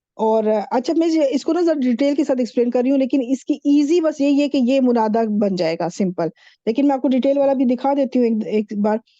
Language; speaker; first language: Urdu; native; Urdu